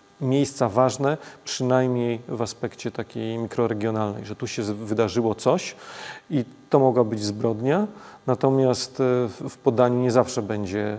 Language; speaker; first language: Polish; native; Polish